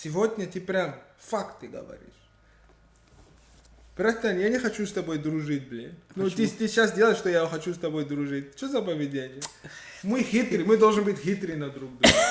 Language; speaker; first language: Russian; non-native, fluent; English